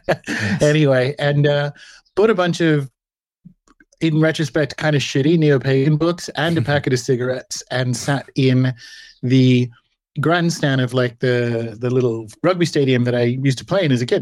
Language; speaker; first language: English; native; English